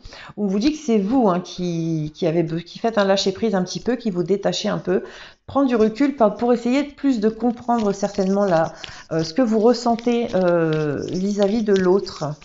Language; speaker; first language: French; native; French